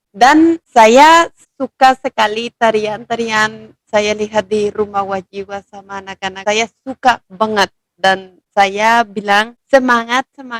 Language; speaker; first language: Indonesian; non-native, fluent; Spanish